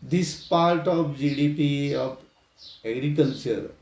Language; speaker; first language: English; non-native, local second language; Marathi